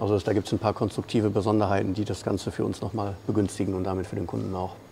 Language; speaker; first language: German; native; German